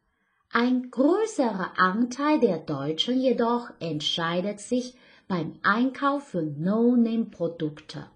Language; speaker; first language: German; non-native, fluent; Chinese